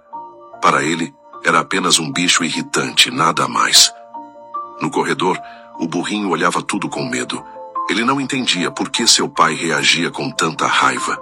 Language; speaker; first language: Portuguese; native; Portuguese